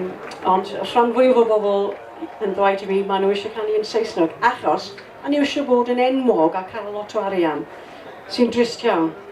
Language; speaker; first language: Welsh; non-native, local second language; English